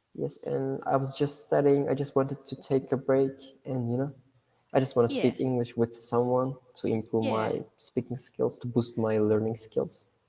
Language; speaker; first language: English; non-native, fluent; Turkish